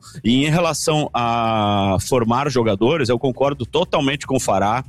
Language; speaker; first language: Portuguese; native; Portuguese